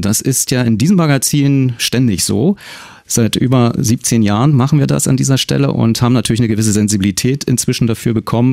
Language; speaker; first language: German; native; German